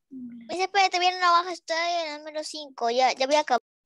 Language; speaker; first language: Spanish; native; Spanish